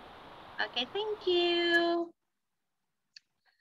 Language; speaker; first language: English; non-native, learner; Vietnamese